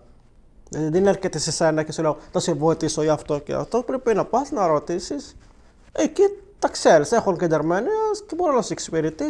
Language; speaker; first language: Greek; non-native, learner; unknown